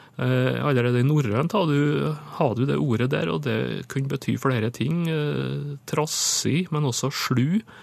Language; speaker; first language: Norwegian; native; Norwegian